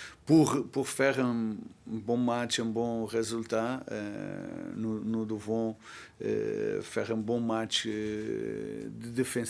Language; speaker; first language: French; non-native, fluent; Portuguese